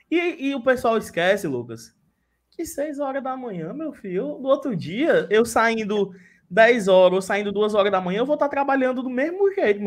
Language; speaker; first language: Portuguese; native; Portuguese